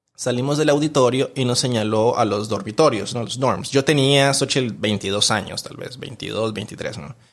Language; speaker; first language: Spanish; native; Spanish